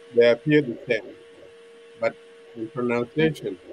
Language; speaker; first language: English; non-native, fluent; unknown